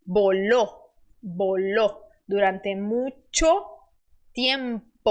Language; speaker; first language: Spanish; non-native, fluent; Portuguese